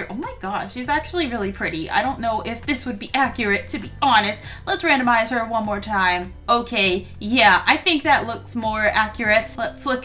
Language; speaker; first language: English; native; English